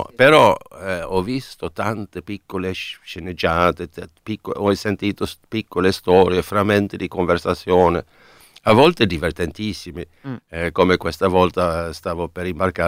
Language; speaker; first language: Italian; non-native, fluent; Swedish